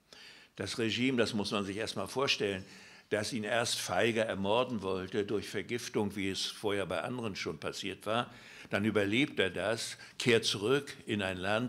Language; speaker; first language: German; native; German